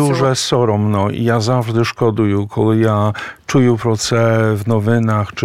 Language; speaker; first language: Ukrainian; non-native, fluent; Polish